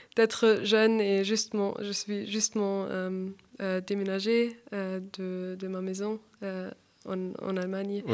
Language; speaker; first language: French; non-native, learner; German